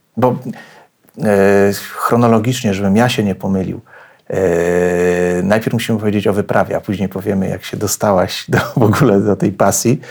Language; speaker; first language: Polish; native; Polish